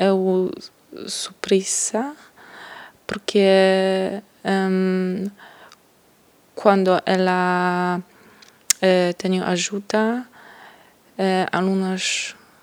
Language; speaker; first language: Portuguese; non-native, learner; Polish